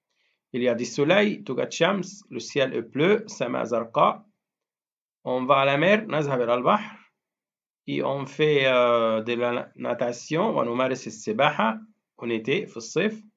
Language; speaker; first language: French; non-native, fluent; Arabic